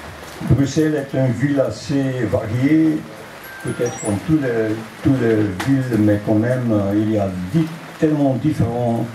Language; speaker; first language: French; non-native, local second language; Dutch